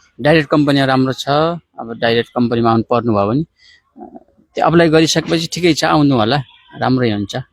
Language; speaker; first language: Nepali; native; Nepali